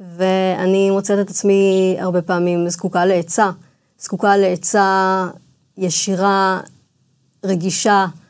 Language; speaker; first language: Hebrew; early bilingual, other home language; English